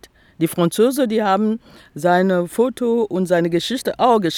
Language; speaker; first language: German; non-native, fluent; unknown